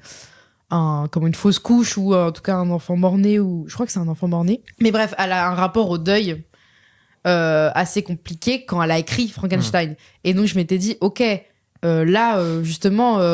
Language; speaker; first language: French; native; French